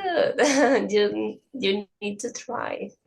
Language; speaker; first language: English; non-native, learner; Spanish